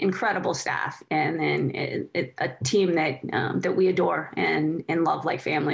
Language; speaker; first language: English; native; English